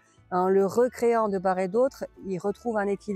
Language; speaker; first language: French; native; French